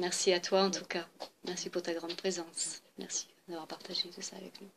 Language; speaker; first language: French; native; French